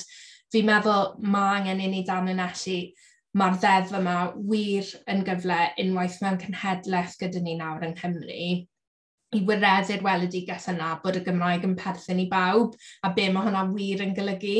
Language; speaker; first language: Welsh; native; Welsh